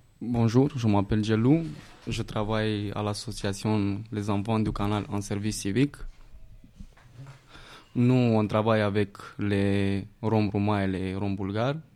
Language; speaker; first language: French; non-native, learner; Romanian